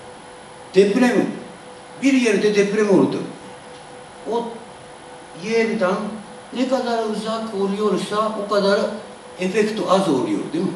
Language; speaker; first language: Turkish; non-native, learner; Japanese